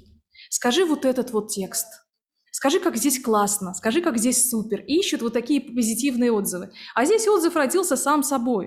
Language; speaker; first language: Russian; native; Russian